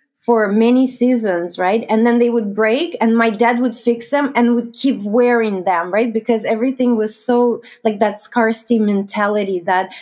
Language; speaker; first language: English; non-native, fluent; Russian